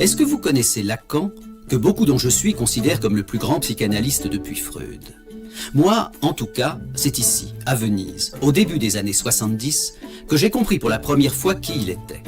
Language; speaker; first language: French; native; French